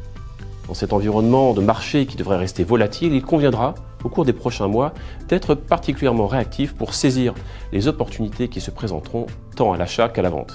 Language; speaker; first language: French; native; French